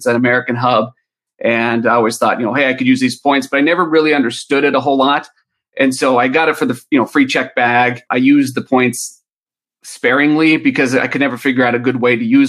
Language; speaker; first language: English; native; English